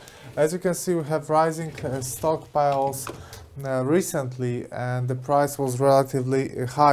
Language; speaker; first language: English; non-native, fluent; Polish